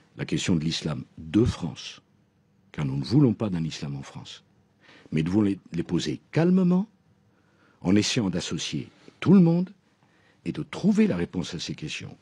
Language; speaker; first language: French; native; French